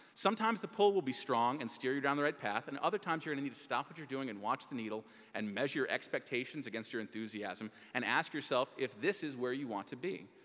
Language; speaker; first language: English; native; English